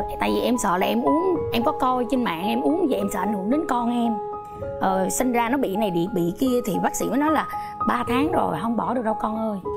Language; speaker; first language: Vietnamese; non-native, local second language; Khmer